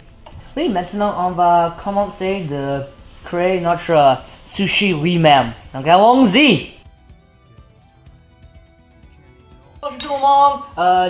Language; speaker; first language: French; non-native, learner; English